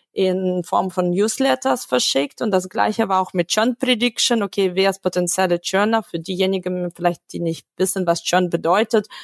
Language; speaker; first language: German; non-native, fluent; Russian